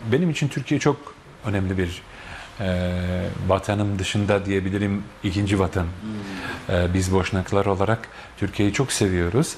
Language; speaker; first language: Turkish; non-native, fluent; Bosnian